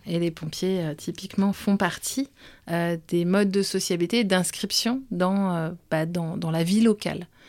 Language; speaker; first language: French; native; French